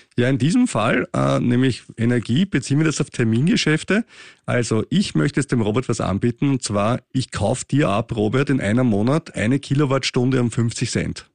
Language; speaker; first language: German; native; German